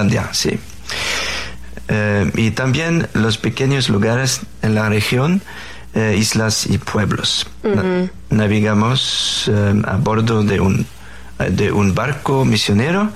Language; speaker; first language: Spanish; non-native, learner; Faroese